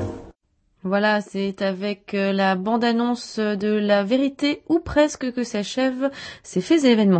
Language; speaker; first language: French; native; French